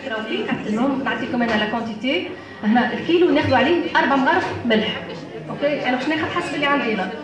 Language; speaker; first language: Arabic; native; Arabic